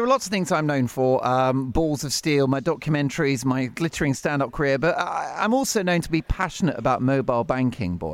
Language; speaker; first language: English; native; English